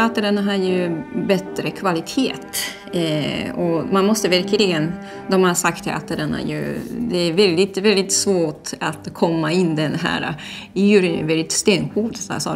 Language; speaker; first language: Swedish; non-native, learner; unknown